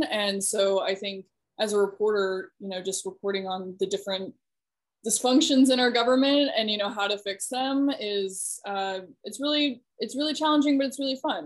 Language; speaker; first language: English; native; English